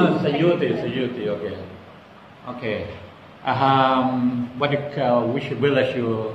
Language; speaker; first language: English; non-native, learner; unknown